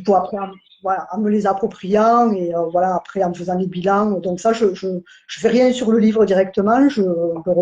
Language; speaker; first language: French; native; French